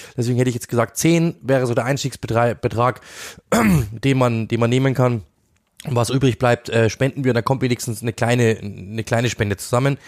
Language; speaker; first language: German; native; German